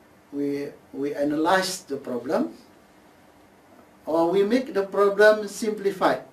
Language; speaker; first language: English; non-native, local second language; Malay